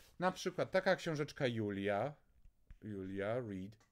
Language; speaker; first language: Polish; native; Polish